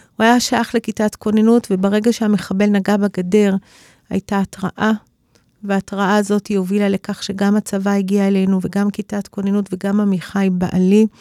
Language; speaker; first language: Hebrew; early bilingual, other home language; English